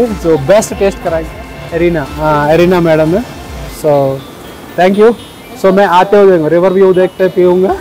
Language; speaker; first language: Hindi; non-native, local second language; Telugu